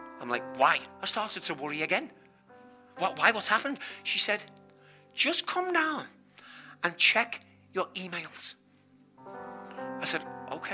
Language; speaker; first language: English; native; English